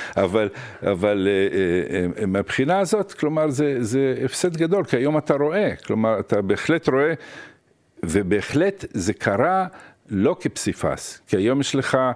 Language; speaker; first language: Hebrew; early bilingual, other home language; Arabic